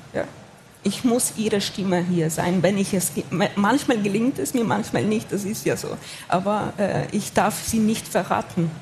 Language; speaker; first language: German; non-native, fluent; Ukrainian